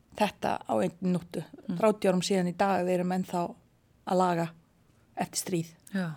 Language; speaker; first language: Icelandic; non-native, fluent; Bosnian